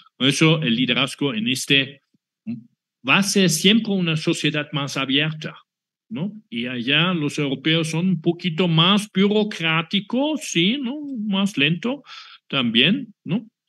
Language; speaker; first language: Spanish; non-native, fluent; German